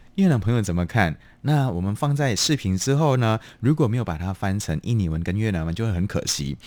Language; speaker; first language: Chinese; non-native, fluent; Indonesian